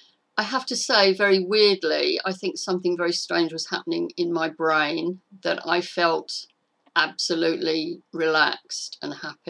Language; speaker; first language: English; native; English